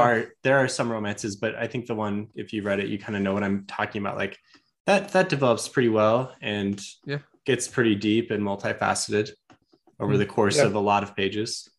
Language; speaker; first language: English; native; English